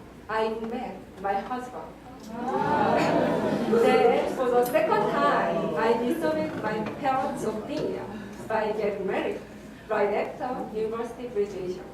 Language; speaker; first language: English; non-native, learner; Korean